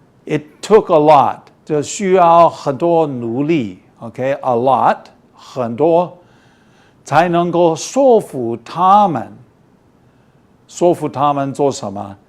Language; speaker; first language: Chinese; early bilingual, heritage; English